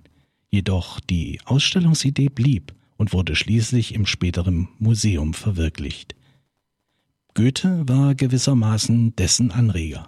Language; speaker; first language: German; native; German